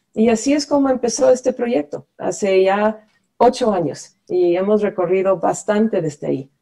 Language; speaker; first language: Spanish; non-native, fluent; English